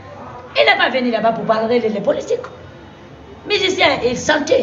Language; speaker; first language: French; non-native, local second language; Susu